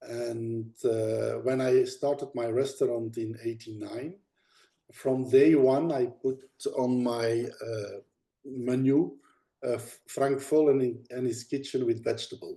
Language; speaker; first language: English; non-native, fluent; Dutch